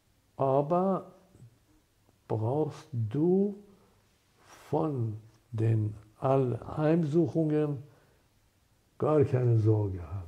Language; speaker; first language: German; non-native, fluent; Persian